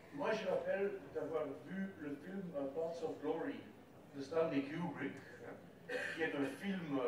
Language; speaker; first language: French; non-native, local second language; Dutch